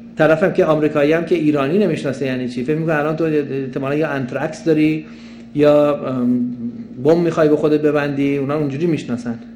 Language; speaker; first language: Persian; native; Persian